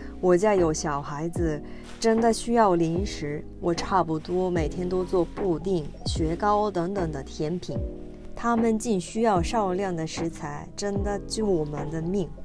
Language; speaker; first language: Chinese; non-native, fluent; Japanese